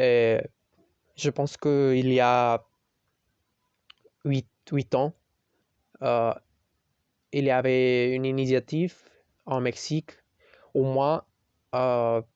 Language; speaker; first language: French; non-native, learner; Spanish